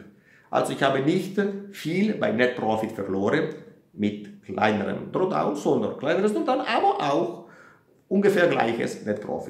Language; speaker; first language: German; non-native, fluent; Italian